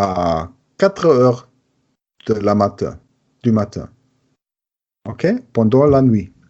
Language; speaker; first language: French; non-native, learner; German